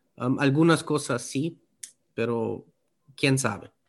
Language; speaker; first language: Spanish; non-native, fluent; German